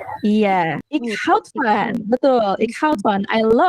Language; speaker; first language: Dutch; non-native, fluent; Indonesian